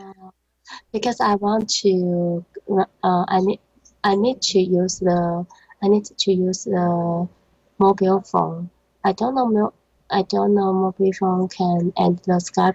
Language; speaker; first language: English; non-native, learner; Chinese